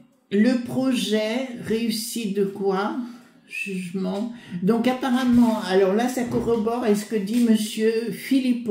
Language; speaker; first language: French; native; French